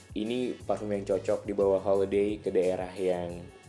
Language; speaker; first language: Indonesian; native; Indonesian